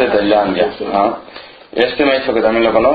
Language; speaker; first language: Spanish; native; Spanish